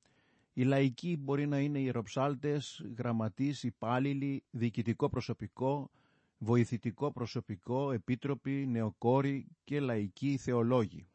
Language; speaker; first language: Greek; native; Greek